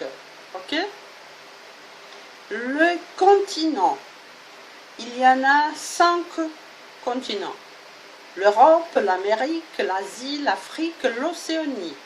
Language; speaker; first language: French; non-native, fluent; Portuguese